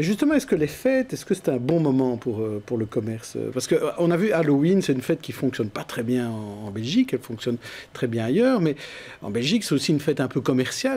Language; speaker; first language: French; native; French